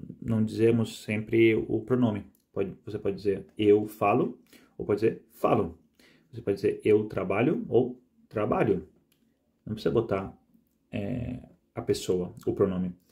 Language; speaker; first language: Portuguese; non-native, fluent; Spanish